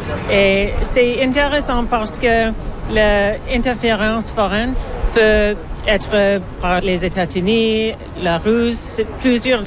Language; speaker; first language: French; non-native, learner; English